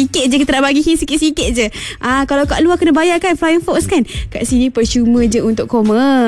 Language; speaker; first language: Malay; native; Malay